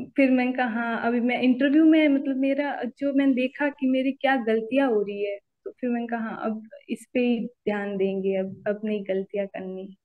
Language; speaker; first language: Hindi; native; Hindi